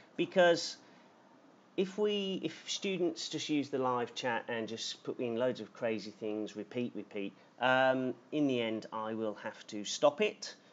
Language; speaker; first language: English; native; English